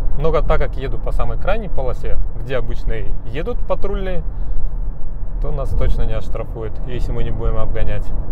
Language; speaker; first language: Russian; native; Russian